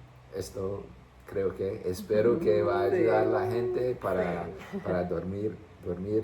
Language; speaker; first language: Spanish; non-native, fluent; English